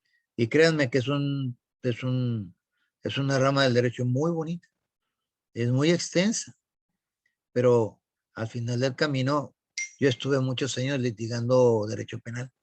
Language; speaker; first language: Spanish; native; Spanish